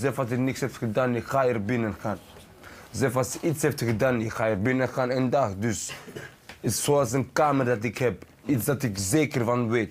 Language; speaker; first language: Dutch; early bilingual, other home language; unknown